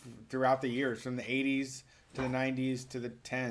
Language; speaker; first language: English; native; English